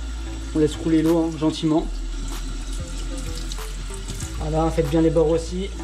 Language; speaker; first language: French; native; French